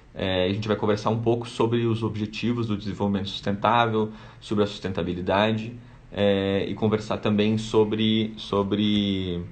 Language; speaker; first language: Portuguese; native; Portuguese